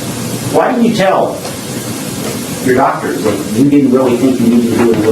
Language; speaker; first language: English; native; English